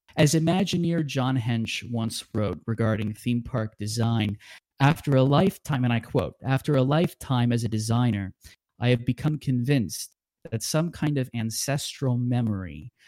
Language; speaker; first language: English; native; English